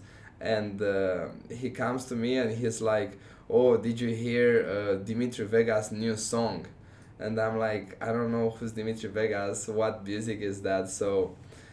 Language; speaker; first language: English; non-native, fluent; Romanian